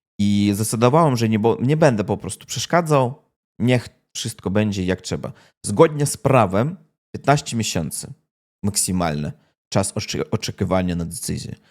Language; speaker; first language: Polish; non-native, learner; Russian